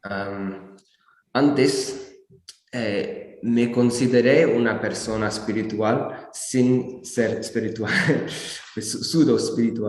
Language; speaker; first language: Spanish; non-native, learner; English